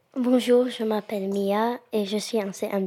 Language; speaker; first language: French; non-native, learner; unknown